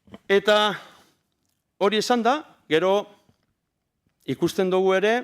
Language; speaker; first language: Basque; native; Basque